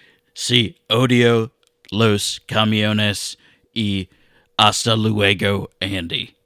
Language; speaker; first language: Spanish; non-native, learner; English